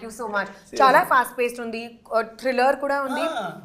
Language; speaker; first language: Telugu; non-native, local second language; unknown